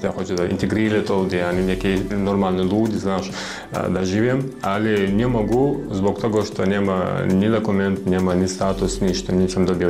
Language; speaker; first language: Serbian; non-native, learner; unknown